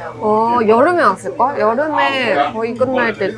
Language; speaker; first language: Korean; non-native, fluent; Japanese